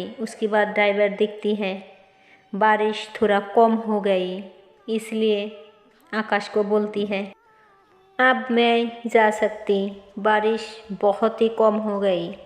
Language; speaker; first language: Hindi; non-native, local second language; Bangla